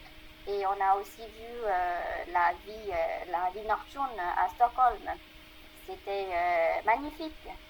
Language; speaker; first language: French; non-native, fluent; Burmese